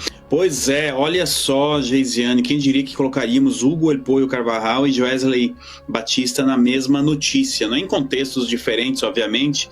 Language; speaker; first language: Portuguese; native; Portuguese